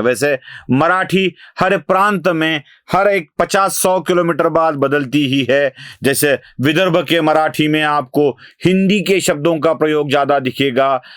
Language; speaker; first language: Hindi; non-native, local second language; Marathi